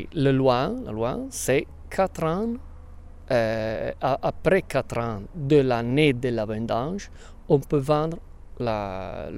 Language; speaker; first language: French; non-native, fluent; Italian